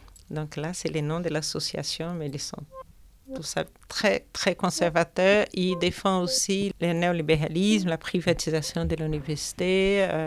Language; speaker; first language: French; non-native, fluent; Portuguese